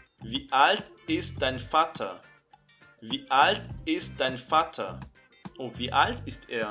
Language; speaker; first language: German; non-native, fluent; Portuguese